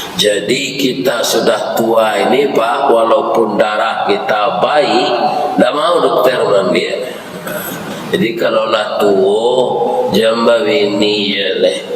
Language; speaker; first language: Malay; non-native, local second language; Minangkabau